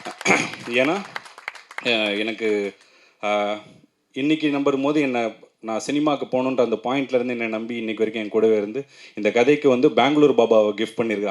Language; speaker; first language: Tamil; native; Tamil